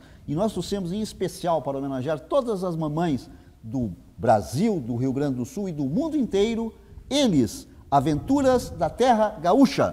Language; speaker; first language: Portuguese; native; Portuguese